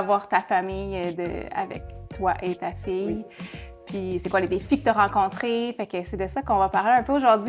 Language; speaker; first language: French; native; French